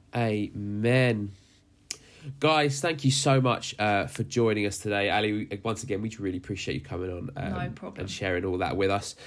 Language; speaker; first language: English; native; English